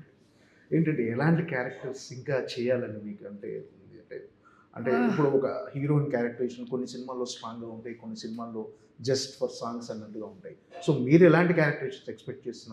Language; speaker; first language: Telugu; native; Telugu